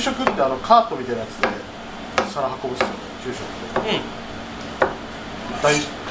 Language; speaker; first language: Japanese; native; Japanese